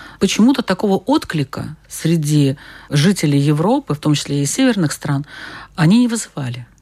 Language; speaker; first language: Russian; native; Russian